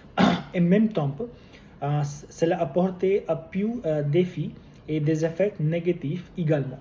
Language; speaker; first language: French; non-native, learner; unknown